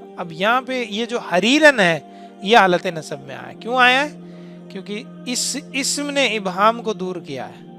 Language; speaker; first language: Urdu; native; Urdu